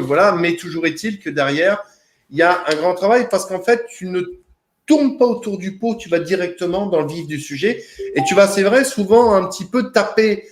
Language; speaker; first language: French; native; French